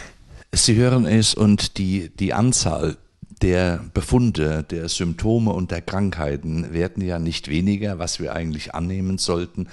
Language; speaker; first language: German; native; German